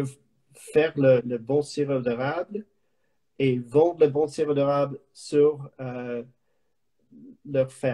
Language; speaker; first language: French; non-native, learner; English